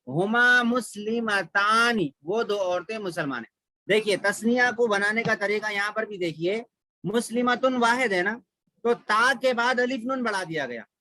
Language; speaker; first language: Urdu; native; Urdu